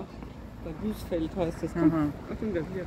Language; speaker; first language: German; native; German